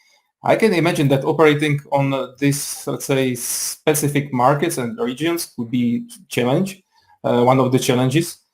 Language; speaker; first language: English; non-native, fluent; Czech